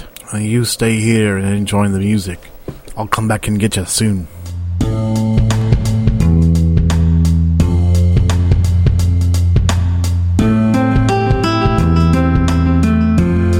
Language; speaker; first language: English; native; English